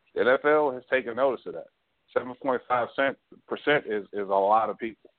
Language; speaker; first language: English; native; English